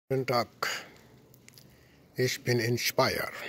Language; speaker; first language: German; non-native, learner; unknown